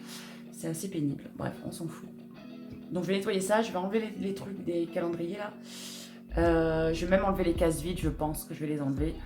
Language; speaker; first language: French; native; French